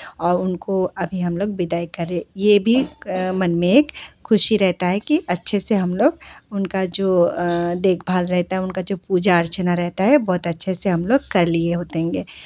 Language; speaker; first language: Hindi; non-native, local second language; Bangla